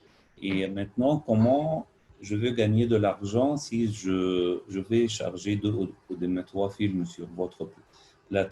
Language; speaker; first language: French; non-native, learner; Arabic